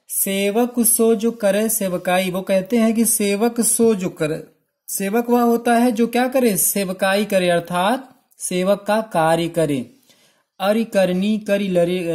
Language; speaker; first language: Hindi; native; Hindi